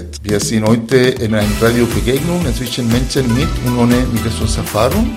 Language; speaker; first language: German; non-native, fluent; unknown